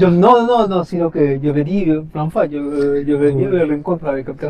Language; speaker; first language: French; non-native, fluent; Spanish